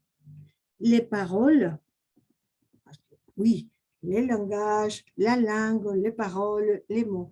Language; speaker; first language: French; non-native, fluent; Spanish